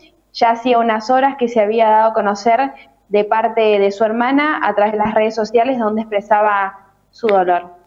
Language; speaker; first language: Spanish; native; Spanish